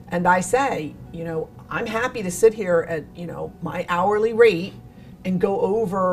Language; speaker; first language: English; native; English